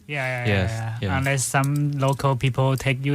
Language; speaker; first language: English; non-native, fluent; Chinese